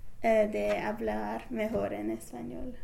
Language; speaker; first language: Spanish; non-native, fluent; English